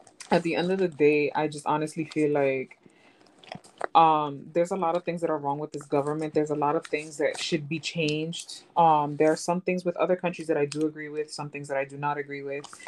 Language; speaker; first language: English; early bilingual, other home language; Spanish